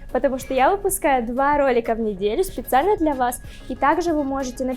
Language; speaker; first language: Russian; native; Russian